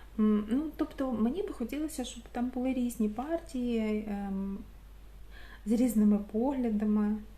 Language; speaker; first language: Ukrainian; non-native, local second language; Russian